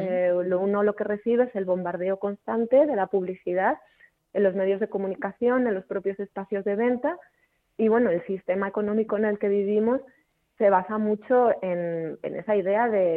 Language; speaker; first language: Spanish; native; Spanish